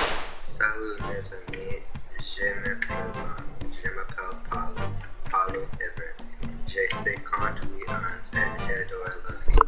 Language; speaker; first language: French; non-native, learner; English